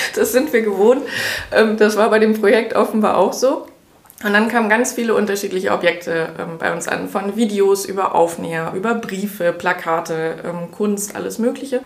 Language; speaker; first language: German; native; German